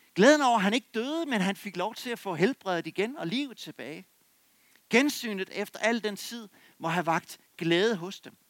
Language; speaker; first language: Danish; native; Danish